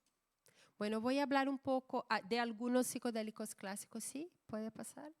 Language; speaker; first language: Spanish; non-native, fluent; Portuguese